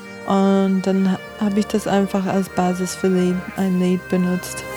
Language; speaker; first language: German; non-native, fluent; English